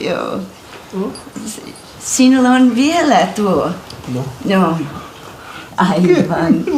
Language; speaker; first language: Finnish; early bilingual, heritage; English